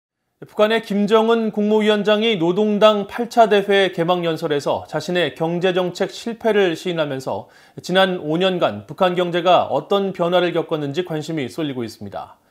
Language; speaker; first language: Korean; native; Korean